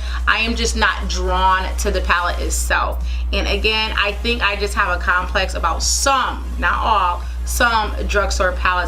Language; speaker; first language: English; native; English